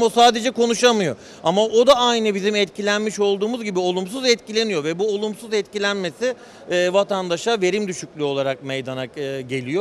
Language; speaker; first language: Turkish; native; Turkish